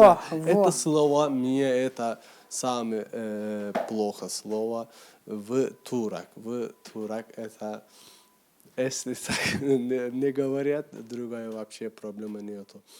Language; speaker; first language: Russian; non-native, learner; Turkish